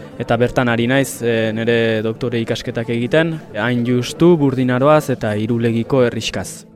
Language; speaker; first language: Basque; native; Basque